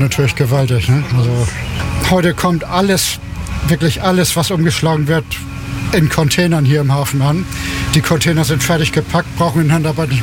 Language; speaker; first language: German; native; German